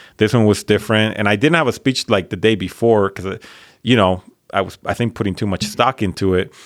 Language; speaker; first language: English; early bilingual, other home language; Spanish